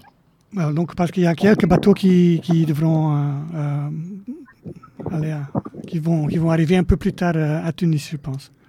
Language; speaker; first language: French; native; French